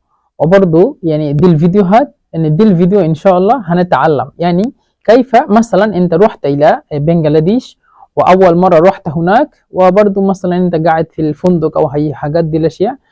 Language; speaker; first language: Arabic; non-native, fluent; Bangla